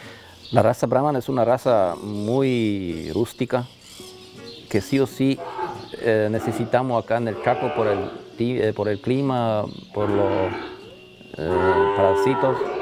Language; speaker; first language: Spanish; non-native, local second language; German